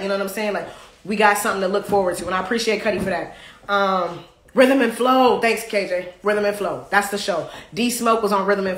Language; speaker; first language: English; native; English